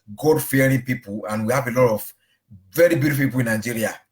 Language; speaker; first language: English; non-native, local second language; Yoruba